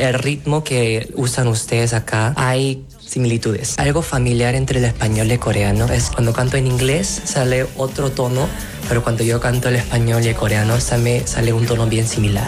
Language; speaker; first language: Spanish; non-native, fluent; Korean